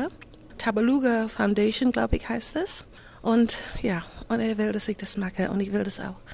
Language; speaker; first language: German; non-native, fluent; English